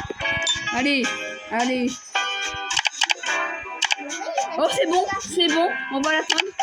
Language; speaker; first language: French; native; French